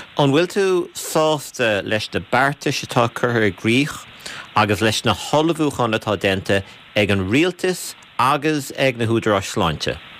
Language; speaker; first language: Irish; native; Irish